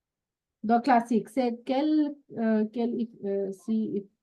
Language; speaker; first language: French; non-native, fluent; Hindi